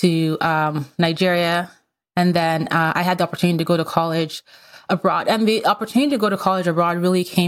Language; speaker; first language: English; non-native, local second language; Yoruba